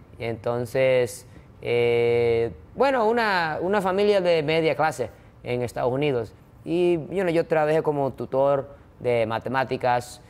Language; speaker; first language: Spanish; non-native, fluent; Japanese